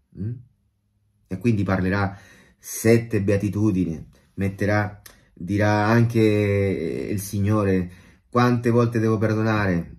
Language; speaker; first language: Italian; non-native, fluent; Spanish